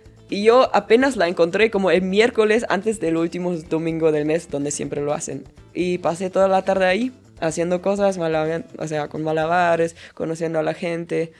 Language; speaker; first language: Spanish; non-native, fluent; German